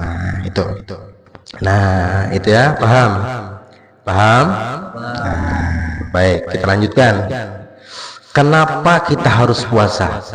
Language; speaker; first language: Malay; non-native, local second language; Banjar